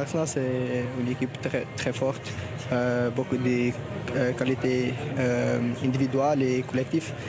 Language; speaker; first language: French; non-native, learner; Portuguese